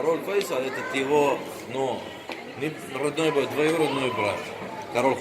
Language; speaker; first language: Russian; non-native, learner; Arabic